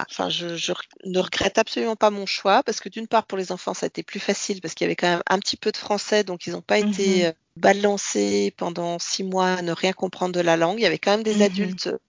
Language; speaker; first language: French; native; French